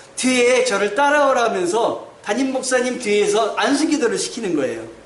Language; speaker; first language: Korean; native; Korean